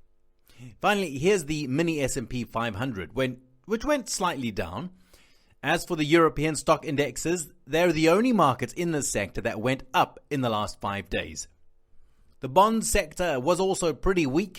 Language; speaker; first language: English; non-native, fluent; Italian